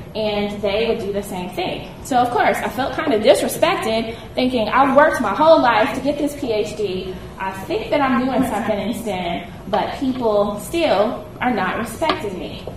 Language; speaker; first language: English; native; English